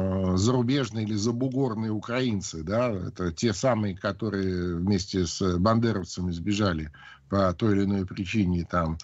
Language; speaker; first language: Russian; native; Russian